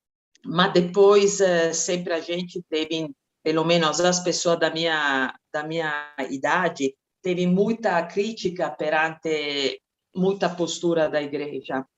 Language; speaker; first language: Portuguese; non-native, fluent; Italian